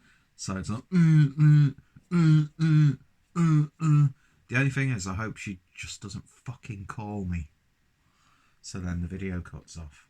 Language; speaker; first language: English; native; English